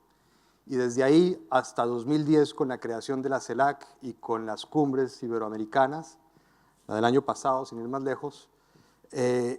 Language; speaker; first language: Spanish; native; Spanish